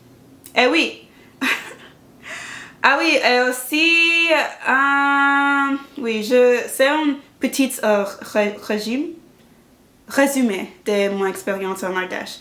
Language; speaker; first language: French; non-native, learner; English